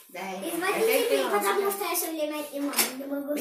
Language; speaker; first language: Russian; early bilingual, other home language; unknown